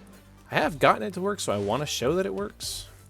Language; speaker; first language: English; native; English